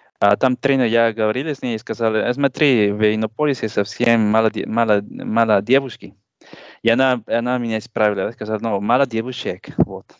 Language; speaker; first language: Russian; non-native, learner; Spanish